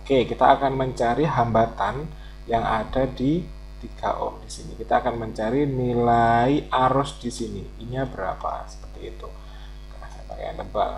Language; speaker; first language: Indonesian; native; Indonesian